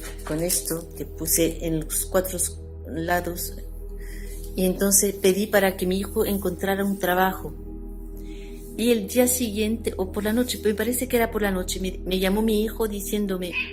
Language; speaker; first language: Spanish; non-native, fluent; French